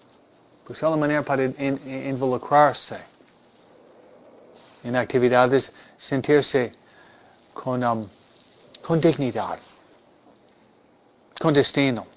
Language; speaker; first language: Spanish; non-native, fluent; English